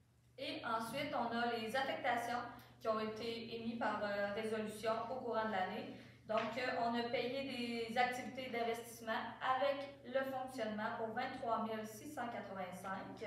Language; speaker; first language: French; native; French